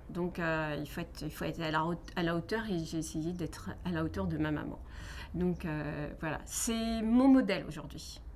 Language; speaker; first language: French; non-native, local second language; Kabyle